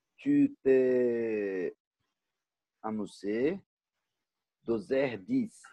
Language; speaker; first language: French; non-native, learner; Portuguese